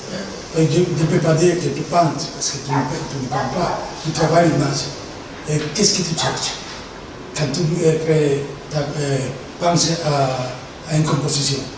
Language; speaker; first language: French; non-native, fluent; Spanish